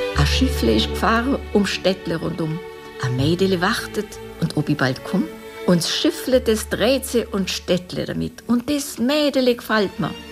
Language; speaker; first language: German; native; German